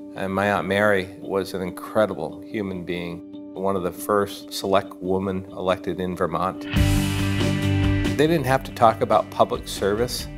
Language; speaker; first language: English; native; English